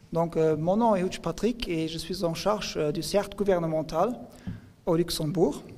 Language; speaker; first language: French; non-native, local second language; Luxembourgish